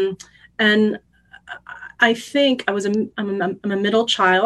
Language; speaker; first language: English; native; English